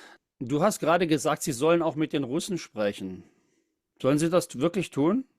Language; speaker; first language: German; native; German